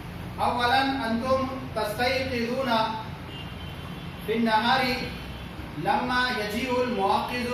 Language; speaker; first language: Arabic; non-native, fluent; Urdu